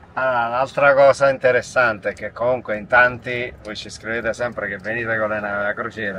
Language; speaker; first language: Italian; native; Italian